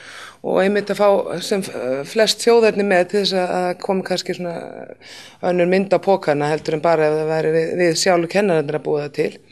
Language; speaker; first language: Icelandic; native; Icelandic